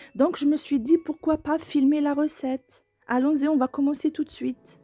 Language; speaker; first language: French; non-native, local second language; Arabic